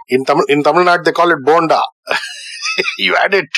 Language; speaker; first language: English; non-native, local second language; Tamil